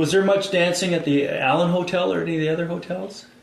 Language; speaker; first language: English; native; English